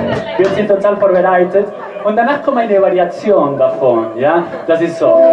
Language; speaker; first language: German; non-native, learner; Spanish